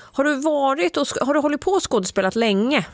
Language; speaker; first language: Swedish; native; Swedish